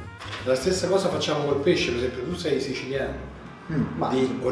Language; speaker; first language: Italian; native; Italian